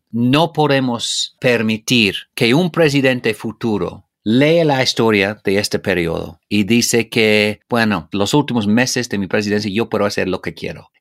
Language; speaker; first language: Spanish; non-native, fluent; English